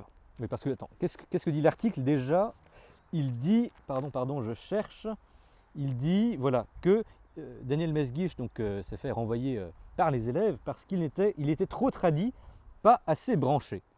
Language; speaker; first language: French; native; French